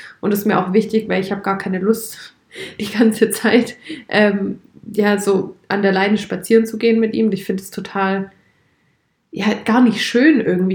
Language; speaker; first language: German; native; German